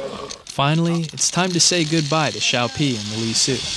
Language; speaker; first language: English; native; English